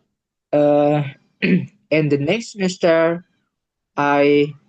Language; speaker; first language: English; non-native, learner; Indonesian